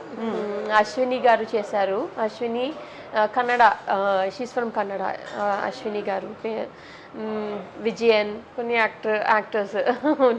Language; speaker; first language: Telugu; non-native, learner; Malayalam